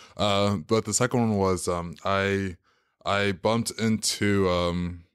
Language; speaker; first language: English; native; English